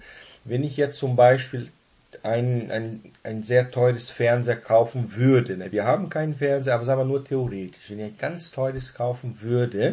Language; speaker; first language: German; non-native, fluent; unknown